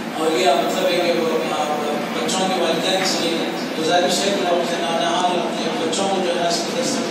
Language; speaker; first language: Urdu; native; Urdu